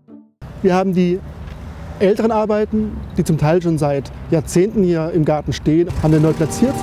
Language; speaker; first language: German; native; German